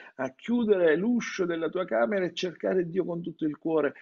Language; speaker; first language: Italian; native; Italian